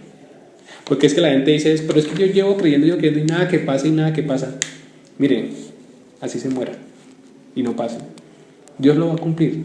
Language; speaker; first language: Spanish; native; Spanish